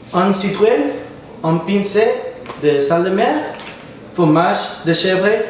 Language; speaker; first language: French; non-native, learner; Spanish